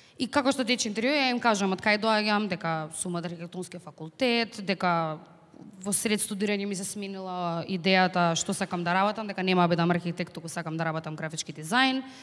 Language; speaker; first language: Macedonian; native; Macedonian